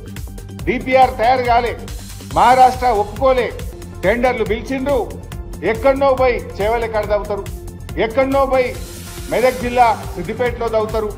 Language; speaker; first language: Telugu; native; Telugu